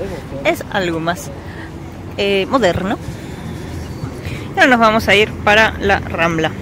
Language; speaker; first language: Spanish; native; Spanish